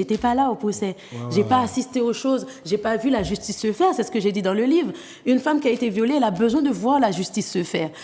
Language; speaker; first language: French; non-native, local second language; Haitian Creole